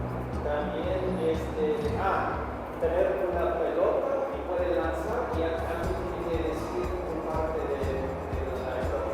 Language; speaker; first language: Spanish; non-native, fluent; English